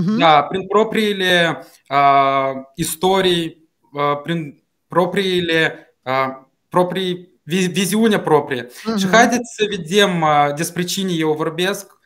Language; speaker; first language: Romanian; non-native, local second language; Russian